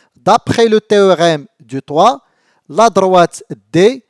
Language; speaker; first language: French; non-native, local second language; Arabic